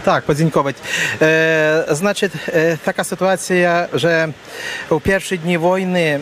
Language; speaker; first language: Polish; non-native, learner; Ukrainian